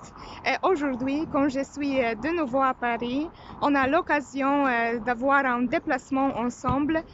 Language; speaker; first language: French; non-native, fluent; Polish